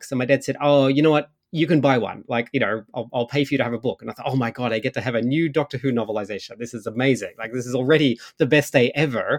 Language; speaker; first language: English; native; English